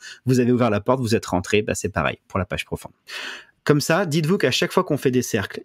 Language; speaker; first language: French; native; French